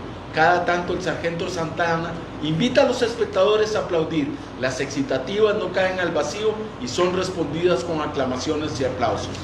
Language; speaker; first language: Spanish; native; Spanish